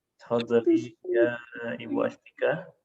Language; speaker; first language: Arabic; non-native, fluent; Indonesian